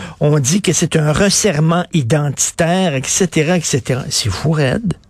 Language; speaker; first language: French; native; French